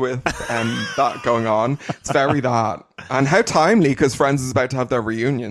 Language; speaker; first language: English; native; English